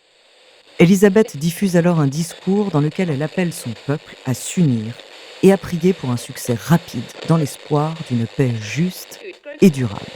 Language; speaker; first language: French; native; French